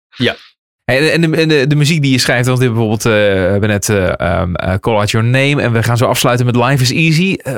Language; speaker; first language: Dutch; native; Dutch